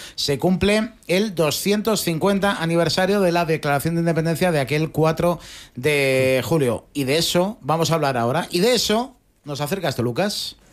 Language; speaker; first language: Spanish; native; Spanish